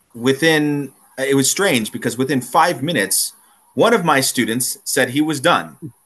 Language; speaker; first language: English; native; English